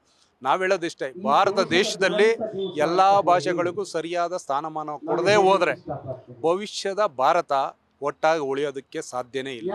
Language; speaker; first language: Kannada; native; Kannada